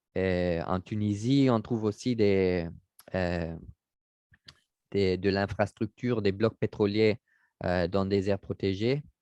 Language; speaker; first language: French; non-native, learner; German